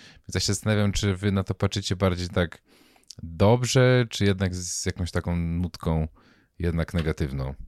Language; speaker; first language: Polish; native; Polish